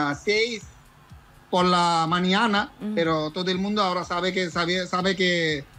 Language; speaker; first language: Spanish; non-native, learner; Bangla